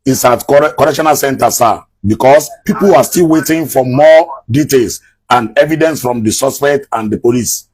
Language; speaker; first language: English; non-native, local second language; Yoruba